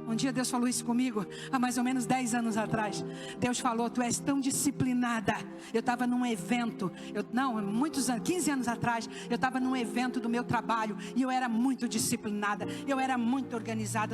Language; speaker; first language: Portuguese; native; Portuguese